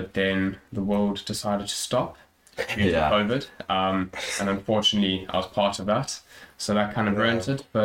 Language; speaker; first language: English; native; English